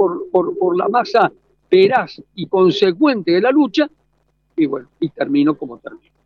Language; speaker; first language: Spanish; native; Spanish